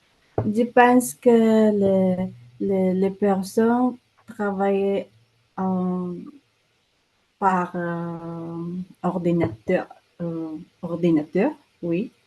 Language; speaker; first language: French; non-native, learner; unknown